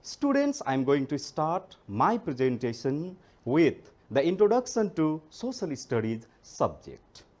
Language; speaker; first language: English; non-native, local second language; Nepali